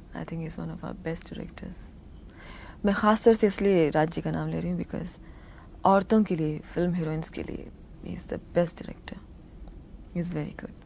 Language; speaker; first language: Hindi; non-native, local second language; Tamil